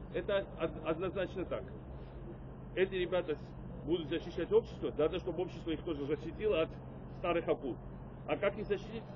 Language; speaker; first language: Russian; non-native, local second language; Georgian